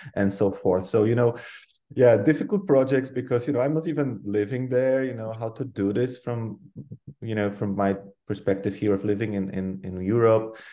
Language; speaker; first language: English; non-native, fluent; Polish